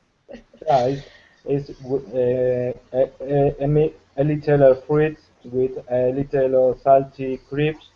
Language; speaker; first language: English; non-native, learner; Spanish